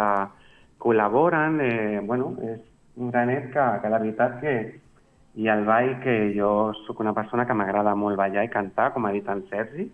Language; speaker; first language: Catalan; non-native, local second language; Spanish